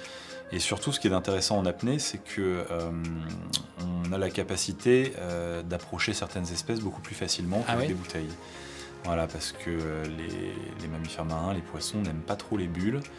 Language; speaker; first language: French; native; French